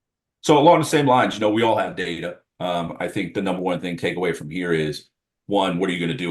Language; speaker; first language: English; native; English